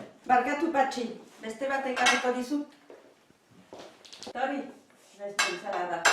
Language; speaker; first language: Basque; non-native, learner; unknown